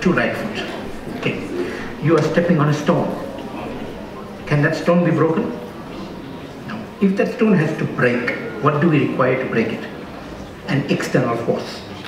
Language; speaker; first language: English; native; English